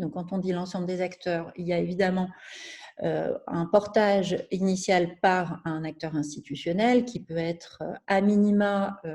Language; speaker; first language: French; native; French